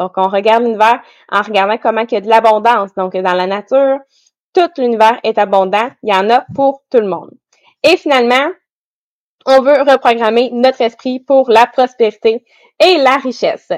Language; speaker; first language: French; native; French